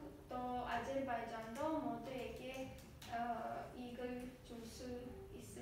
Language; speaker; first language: Korean; non-native, learner; Azerbaijani